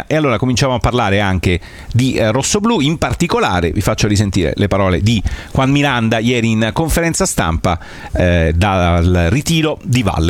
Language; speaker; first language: Italian; native; Italian